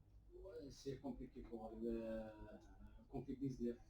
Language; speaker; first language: French; non-native, learner; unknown